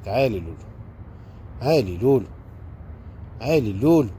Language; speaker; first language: Arabic; native; Arabic